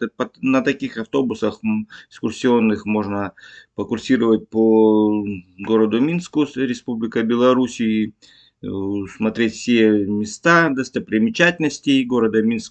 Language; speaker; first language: Russian; native; Russian